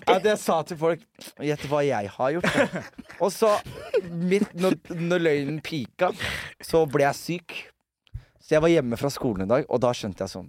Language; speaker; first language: Norwegian; early bilingual, other home language; Somali